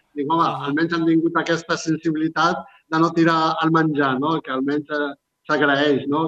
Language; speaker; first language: Catalan; non-native, fluent; Arabic